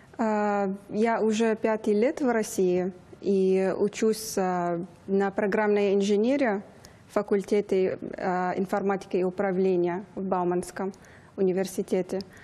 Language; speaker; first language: Russian; non-native, fluent; Persian